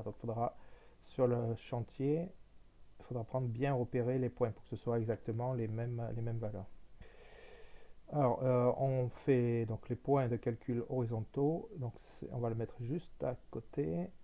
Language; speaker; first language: French; native; French